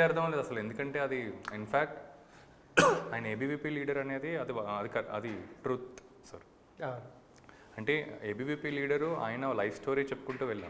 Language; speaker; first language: Telugu; native; Telugu